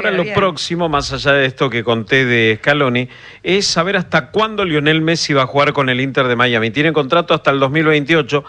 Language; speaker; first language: Spanish; native; Spanish